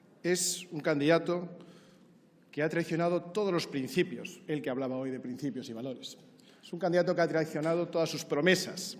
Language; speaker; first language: Spanish; native; Spanish